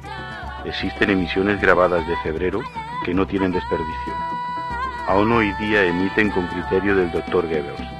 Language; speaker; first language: Spanish; native; Spanish